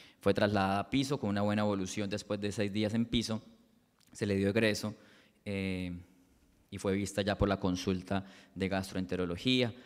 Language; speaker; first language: Spanish; native; Spanish